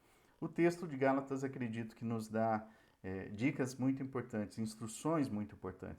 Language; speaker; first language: Portuguese; native; Portuguese